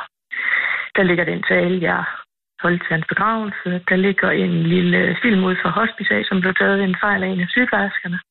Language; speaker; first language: Danish; native; Danish